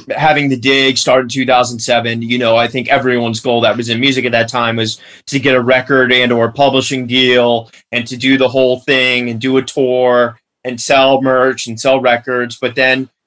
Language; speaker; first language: English; native; English